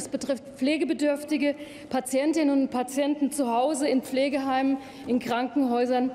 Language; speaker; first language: German; native; German